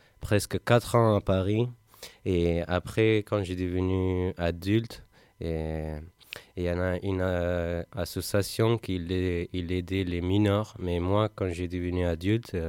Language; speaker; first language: French; non-native, learner; Persian